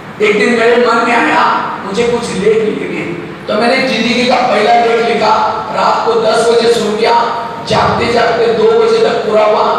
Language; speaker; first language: Hindi; non-native, local second language; Marathi